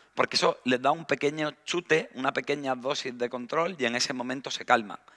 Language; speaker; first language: Spanish; native; Spanish